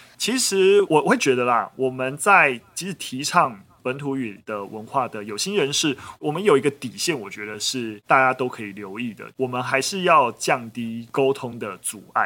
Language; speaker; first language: Chinese; native; Chinese